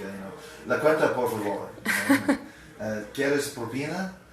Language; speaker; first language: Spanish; non-native, learner; English